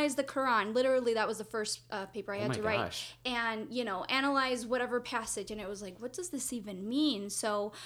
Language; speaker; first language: English; non-native, fluent; Spanish